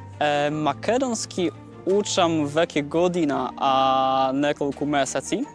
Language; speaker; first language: Macedonian; non-native, learner; Polish